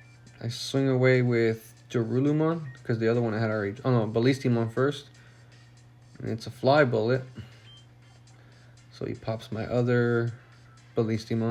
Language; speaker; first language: English; native; English